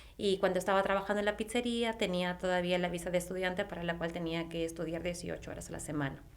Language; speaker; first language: Spanish; native; Spanish